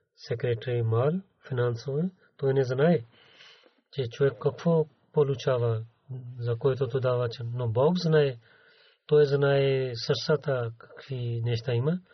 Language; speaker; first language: Bulgarian; non-native, learner; Urdu